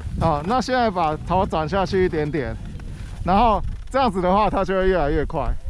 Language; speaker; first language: Chinese; native; Chinese